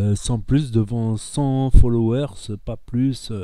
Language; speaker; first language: French; native; French